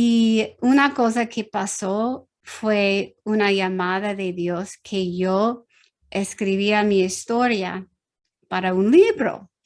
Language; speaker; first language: Spanish; non-native, learner; English